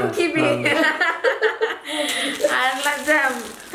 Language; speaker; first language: Turkish; non-native, learner; Indonesian